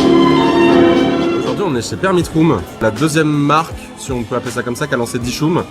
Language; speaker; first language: French; native; French